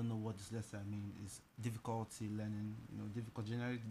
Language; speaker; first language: English; non-native, local second language; Igbo